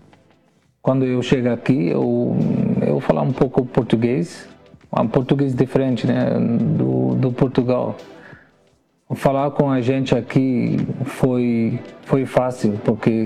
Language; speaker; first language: Portuguese; non-native, learner; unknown